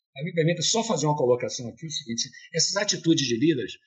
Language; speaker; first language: Portuguese; native; Portuguese